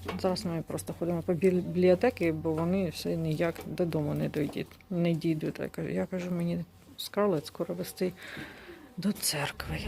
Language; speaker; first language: Ukrainian; non-native, local second language; Russian